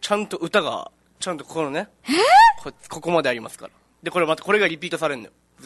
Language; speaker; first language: Japanese; native; Japanese